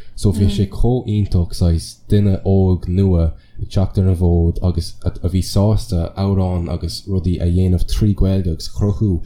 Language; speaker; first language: Irish; non-native, local second language; English